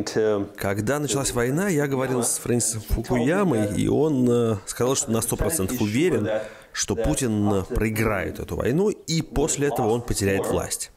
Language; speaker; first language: Russian; native; Russian